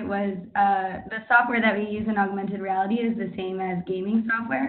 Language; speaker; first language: English; native; English